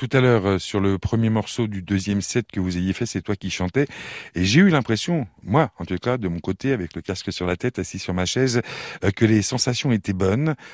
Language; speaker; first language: French; native; French